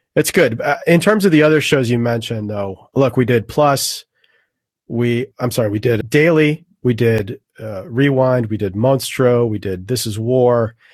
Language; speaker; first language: English; native; English